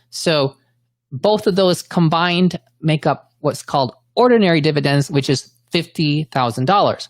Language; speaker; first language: English; native; English